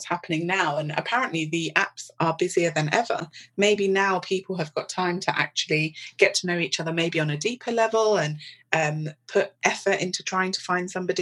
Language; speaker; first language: English; native; English